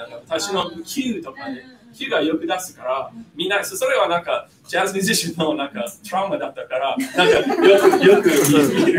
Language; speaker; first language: Japanese; non-native, fluent; English